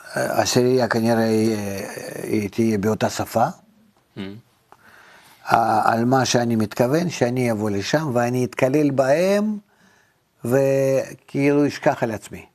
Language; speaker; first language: Hebrew; non-native, fluent; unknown